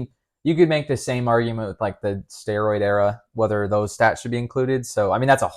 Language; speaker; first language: English; native; English